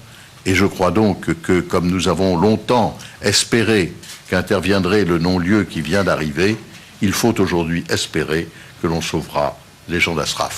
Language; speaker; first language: French; native; French